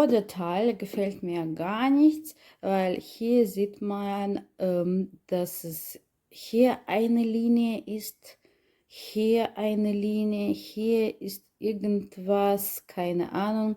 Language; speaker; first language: German; non-native, learner; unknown